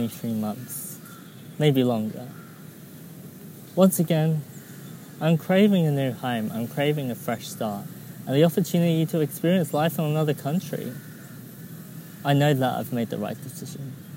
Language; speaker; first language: English; native; English